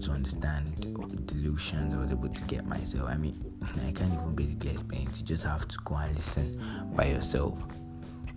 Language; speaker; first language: English; non-native, local second language; Yoruba